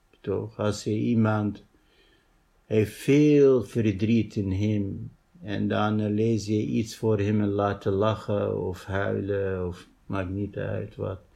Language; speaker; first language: Dutch; non-native, fluent; Arabic